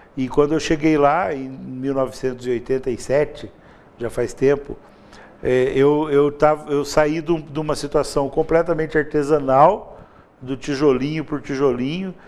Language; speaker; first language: Portuguese; native; Portuguese